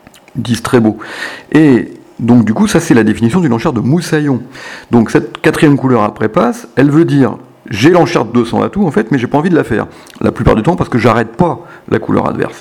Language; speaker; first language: French; native; French